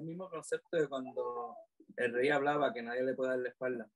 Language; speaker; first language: Spanish; native; Spanish